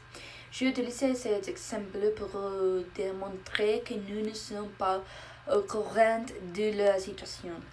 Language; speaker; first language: French; non-native, learner; Spanish